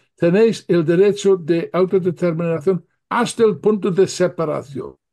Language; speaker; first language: Spanish; non-native, fluent; English